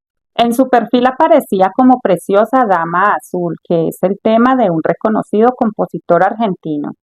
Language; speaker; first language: Spanish; native; Spanish